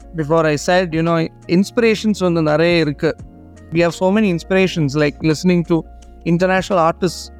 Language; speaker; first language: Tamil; non-native, learner; Malayalam